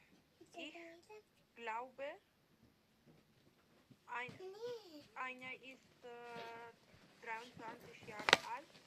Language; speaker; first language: German; non-native, learner; Macedonian